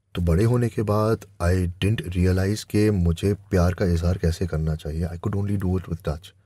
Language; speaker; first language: Hindi; native; Hindi